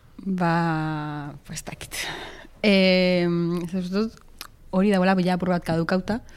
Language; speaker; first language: Basque; native; Basque